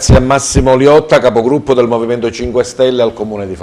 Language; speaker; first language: Italian; native; Italian